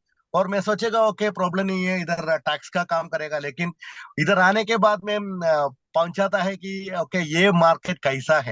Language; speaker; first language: Hindi; non-native, local second language; Malayalam